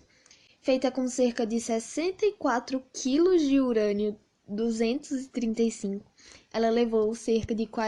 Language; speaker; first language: Portuguese; native; Portuguese